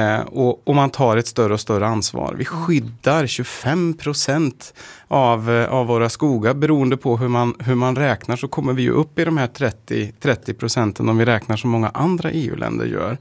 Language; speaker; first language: Swedish; native; Swedish